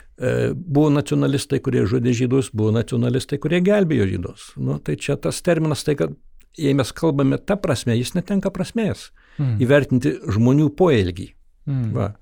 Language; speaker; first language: Lithuanian; early bilingual, heritage; Lithuanian